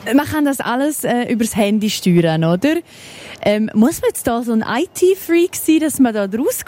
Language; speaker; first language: German; native; German